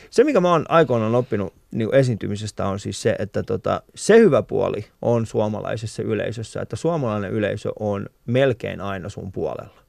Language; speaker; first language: Finnish; early bilingual, other home language; Persian